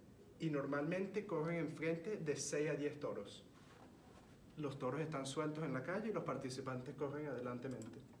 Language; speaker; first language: Spanish; early bilingual, heritage; Spanish